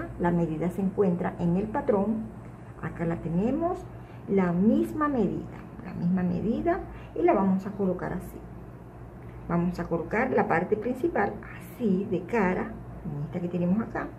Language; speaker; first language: Spanish; native; Spanish